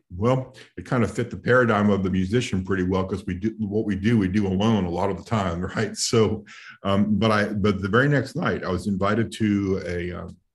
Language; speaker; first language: English; native; English